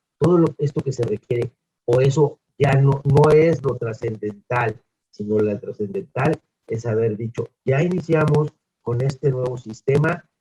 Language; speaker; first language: Spanish; native; Spanish